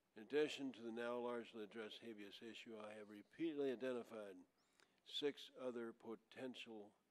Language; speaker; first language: English; native; English